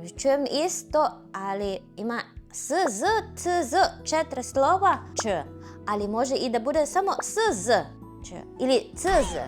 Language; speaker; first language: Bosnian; non-native, fluent; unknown